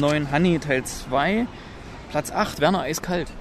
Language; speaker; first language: German; native; German